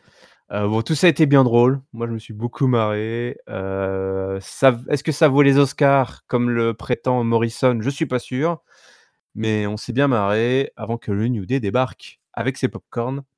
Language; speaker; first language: French; native; French